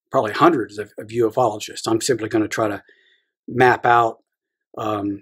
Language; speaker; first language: English; native; English